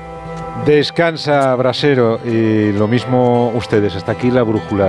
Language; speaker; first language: Spanish; native; Spanish